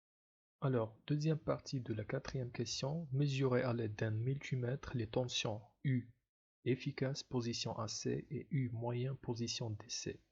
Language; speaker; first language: French; non-native, local second language; Arabic